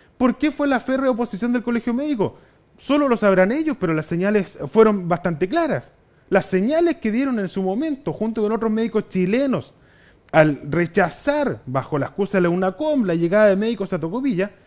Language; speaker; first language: Spanish; native; Spanish